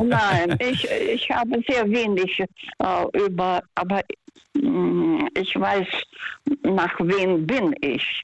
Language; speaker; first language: German; non-native, fluent; Russian